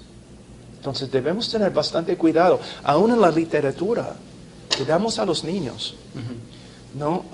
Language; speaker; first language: Spanish; non-native, fluent; English